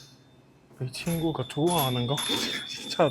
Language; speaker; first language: Korean; non-native, fluent; English